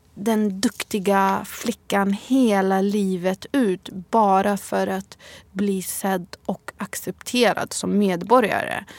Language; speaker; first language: Swedish; early bilingual, other home language; Arabic